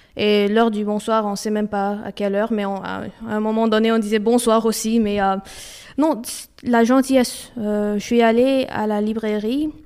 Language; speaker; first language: French; early bilingual, other home language; Romanian